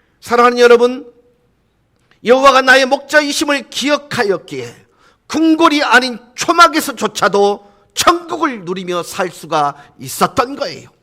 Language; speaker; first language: Korean; native; Korean